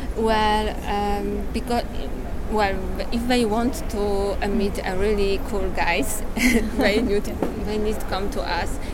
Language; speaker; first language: English; non-native, learner; Polish